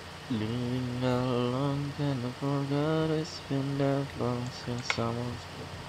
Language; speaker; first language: English; non-native, learner; Indonesian